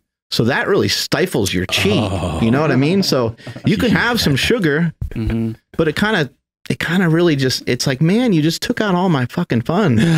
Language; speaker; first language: English; native; English